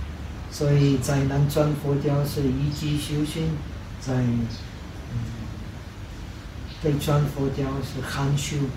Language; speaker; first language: Chinese; non-native, fluent; Czech